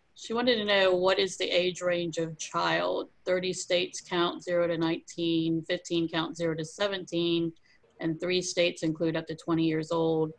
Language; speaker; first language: English; native; English